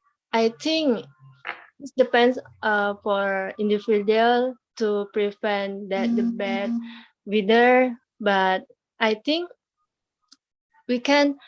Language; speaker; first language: English; non-native, learner; Indonesian